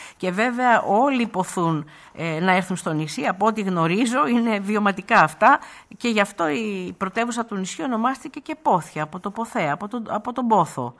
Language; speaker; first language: Greek; native; Greek